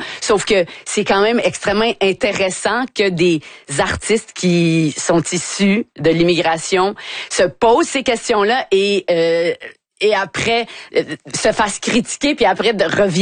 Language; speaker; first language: French; native; French